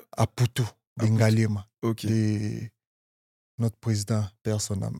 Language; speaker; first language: French; non-native, local second language; Lingala